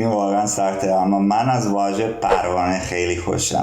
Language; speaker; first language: Persian; non-native, learner; Serbian